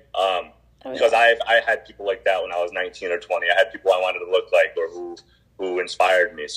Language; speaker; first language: English; native; English